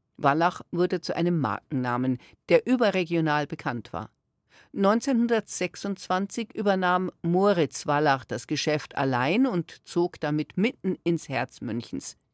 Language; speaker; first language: German; native; German